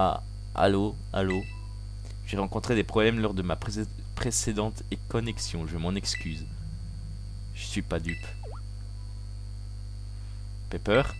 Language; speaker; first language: French; native; French